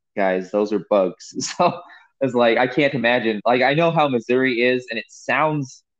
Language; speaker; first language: English; native; English